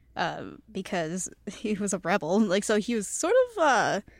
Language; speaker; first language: English; early bilingual, other home language; Cantonese